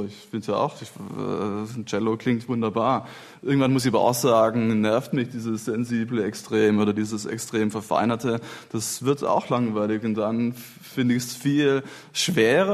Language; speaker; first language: German; native; German